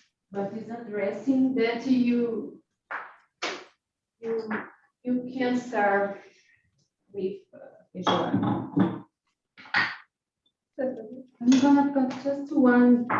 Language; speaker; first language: English; non-native, learner; Portuguese